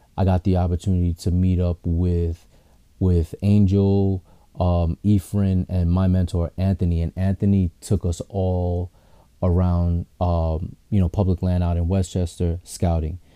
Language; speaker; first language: English; native; English